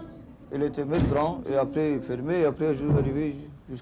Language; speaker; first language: French; non-native, learner; Romanian